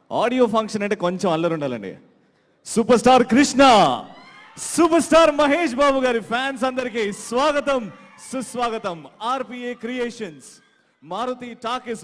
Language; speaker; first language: Telugu; native; Telugu